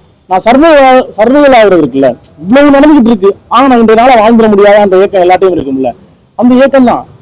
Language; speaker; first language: Tamil; native; Tamil